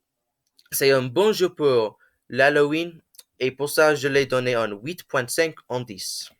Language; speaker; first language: French; non-native, learner; English